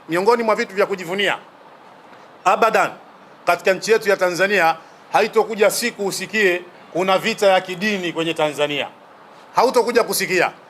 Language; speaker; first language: Swahili; native; Swahili